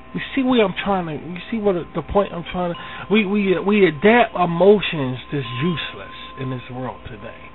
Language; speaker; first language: English; native; English